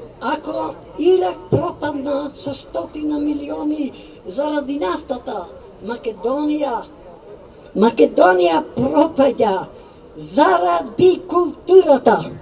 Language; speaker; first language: Macedonian; native; Macedonian